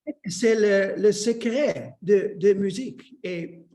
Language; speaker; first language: French; non-native, learner; Dutch